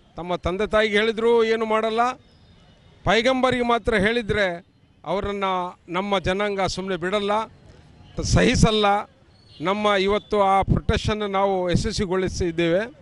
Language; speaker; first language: Kannada; non-native, local second language; Urdu